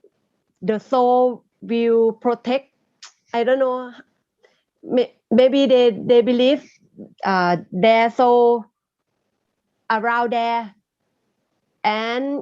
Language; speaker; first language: English; non-native, learner; Thai